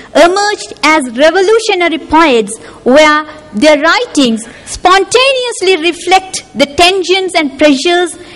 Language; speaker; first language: English; non-native, local second language; Tamil